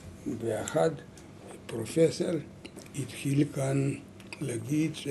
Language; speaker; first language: Hebrew; non-native, learner; Lithuanian